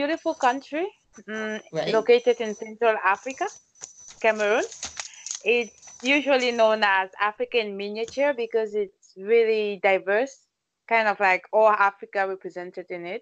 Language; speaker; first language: English; non-native, local second language; French